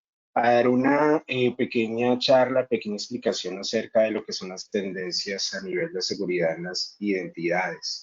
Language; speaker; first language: Spanish; native; Spanish